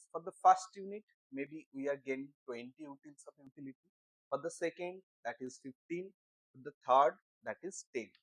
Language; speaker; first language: English; non-native, local second language; Bangla